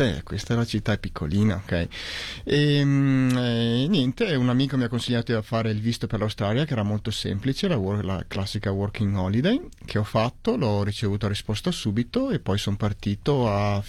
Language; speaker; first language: Italian; native; Italian